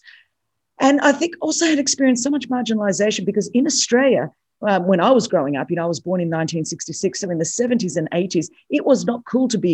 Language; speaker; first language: English; non-native, local second language; Greek